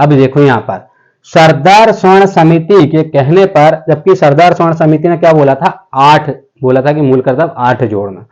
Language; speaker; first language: Hindi; native; Hindi